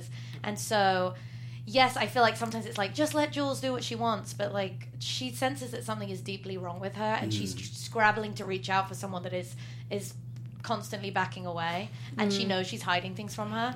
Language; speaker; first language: English; native; English